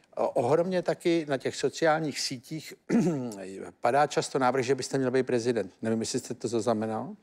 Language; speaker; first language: Czech; native; Czech